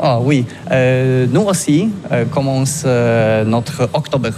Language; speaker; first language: French; non-native, learner; Polish